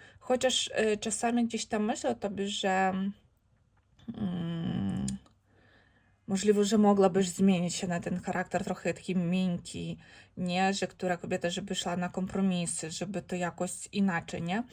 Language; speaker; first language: Polish; non-native, learner; Ukrainian